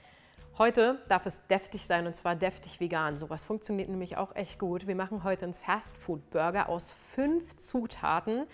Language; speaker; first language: German; native; German